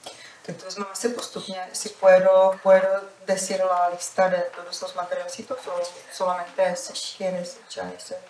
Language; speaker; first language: Spanish; non-native, fluent; Czech